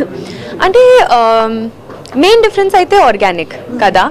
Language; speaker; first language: Telugu; non-native, learner; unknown